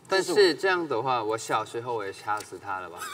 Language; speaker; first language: Chinese; non-native, learner; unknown